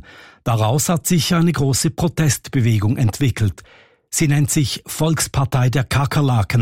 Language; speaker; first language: German; native; German